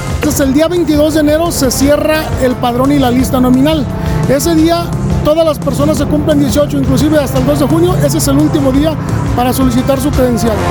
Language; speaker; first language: Spanish; native; Spanish